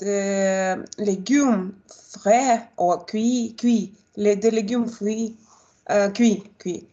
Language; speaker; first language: French; non-native, learner; Russian